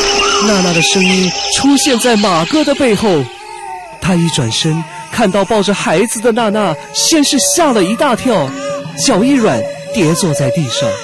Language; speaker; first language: Chinese; native; Chinese